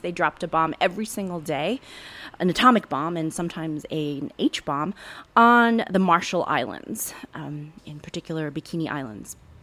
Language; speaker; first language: English; native; English